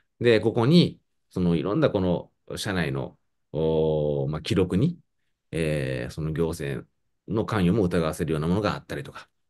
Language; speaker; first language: Japanese; native; Japanese